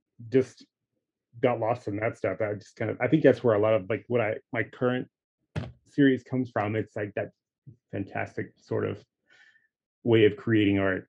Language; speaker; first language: English; native; English